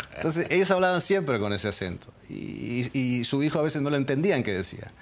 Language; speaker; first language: Spanish; early bilingual, other home language; Dutch